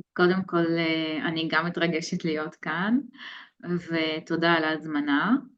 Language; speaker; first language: Hebrew; non-native, local second language; Arabic